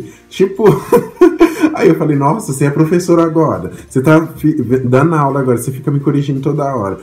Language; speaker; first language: Portuguese; non-native, fluent; Haitian Creole